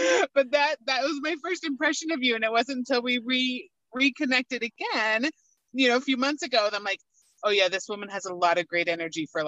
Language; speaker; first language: English; native; English